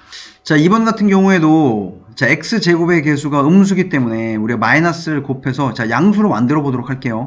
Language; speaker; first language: Korean; native; Korean